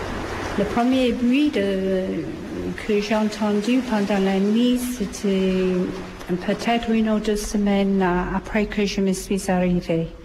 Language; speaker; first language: French; non-native, fluent; English